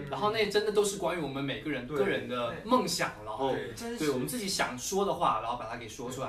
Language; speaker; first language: Chinese; native; Chinese